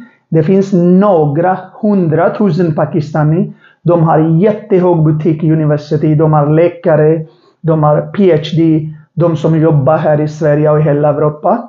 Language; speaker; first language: Swedish; non-native, learner; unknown